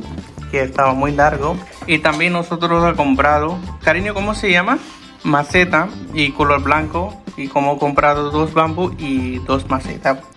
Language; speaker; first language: Spanish; non-native, learner; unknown